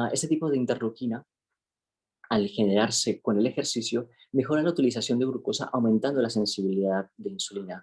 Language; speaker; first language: Spanish; native; Spanish